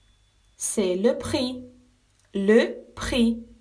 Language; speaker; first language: French; non-native, fluent; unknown